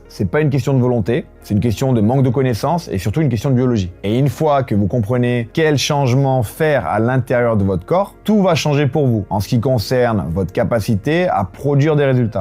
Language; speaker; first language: French; native; French